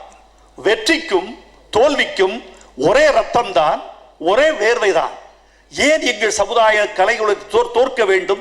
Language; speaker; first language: Tamil; native; Tamil